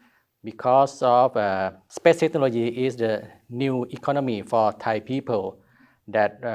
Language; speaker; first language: English; non-native, learner; Thai